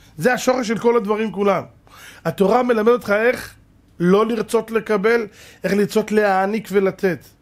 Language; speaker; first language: Hebrew; native; Hebrew